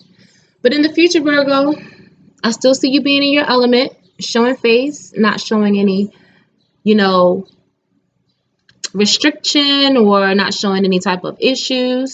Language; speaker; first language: English; native; English